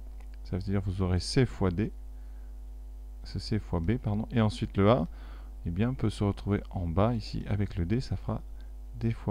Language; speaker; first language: French; native; French